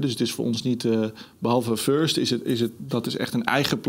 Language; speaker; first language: Dutch; native; Dutch